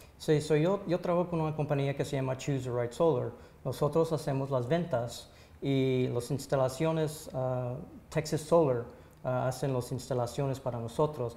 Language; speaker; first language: Spanish; early bilingual, heritage; Spanish